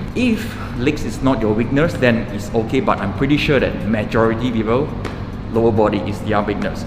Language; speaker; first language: English; non-native, local second language; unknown